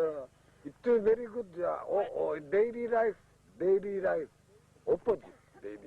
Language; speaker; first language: English; non-native, learner; Japanese